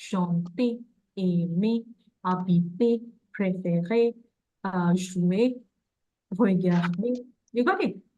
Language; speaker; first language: French; non-native, fluent; English